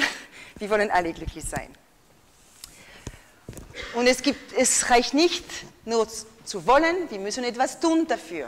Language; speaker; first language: German; non-native, fluent; French